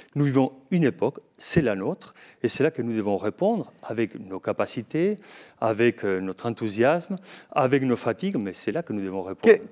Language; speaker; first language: French; non-native, fluent; Spanish